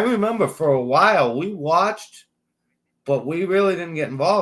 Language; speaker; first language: English; native; English